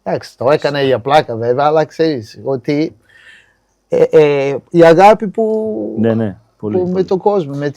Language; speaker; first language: Greek; non-native, fluent; Portuguese